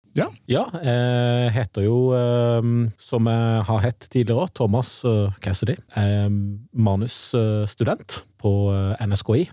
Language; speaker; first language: Norwegian; native; Norwegian